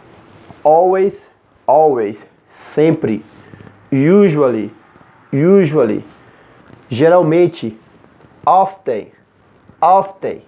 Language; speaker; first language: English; non-native, fluent; Portuguese